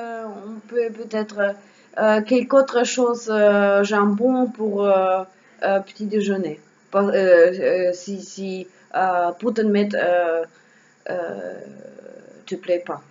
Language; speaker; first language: French; non-native, learner; Russian